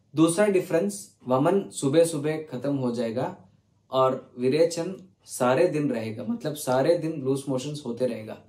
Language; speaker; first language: Hindi; non-native, learner; Tamil